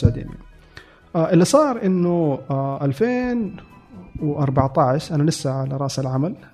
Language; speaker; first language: Arabic; native; Arabic